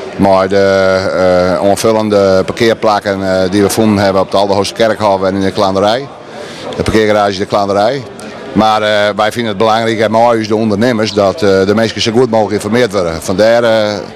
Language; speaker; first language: Dutch; non-native, local second language; Western Frisian